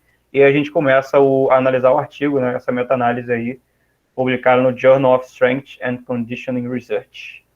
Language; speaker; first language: Portuguese; native; Portuguese